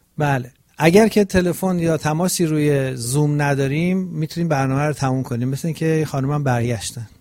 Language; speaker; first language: Persian; native; Persian